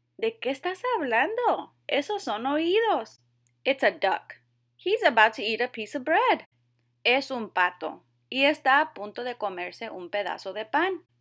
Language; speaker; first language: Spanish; early bilingual, heritage; Spanish